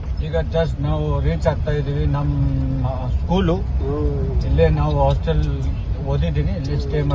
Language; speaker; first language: Kannada; non-native, local second language; Ladakhi